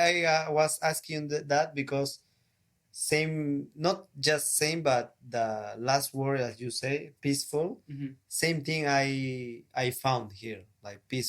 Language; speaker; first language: English; non-native, learner; Spanish